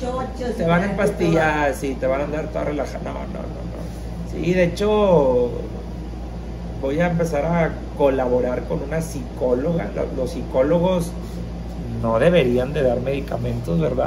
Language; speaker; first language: Spanish; native; Spanish